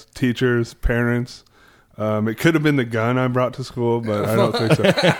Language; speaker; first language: English; native; English